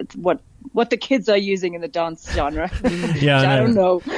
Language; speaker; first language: English; native; English